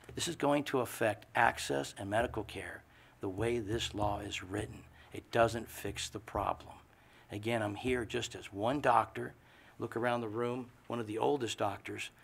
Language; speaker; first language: English; native; English